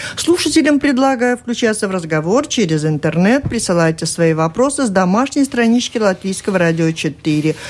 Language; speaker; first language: Russian; native; Russian